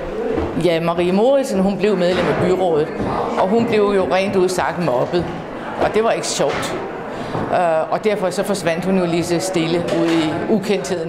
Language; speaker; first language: Danish; native; Danish